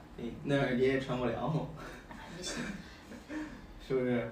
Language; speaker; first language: Chinese; native; Chinese